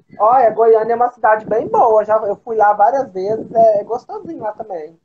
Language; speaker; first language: Portuguese; native; Portuguese